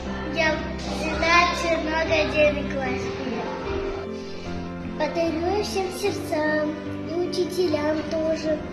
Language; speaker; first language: Russian; non-native, local second language; Kazakh